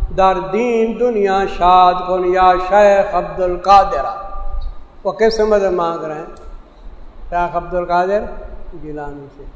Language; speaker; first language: Urdu; non-native, local second language; Saraiki